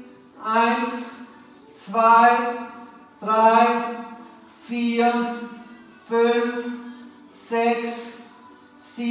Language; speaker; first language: German; native; German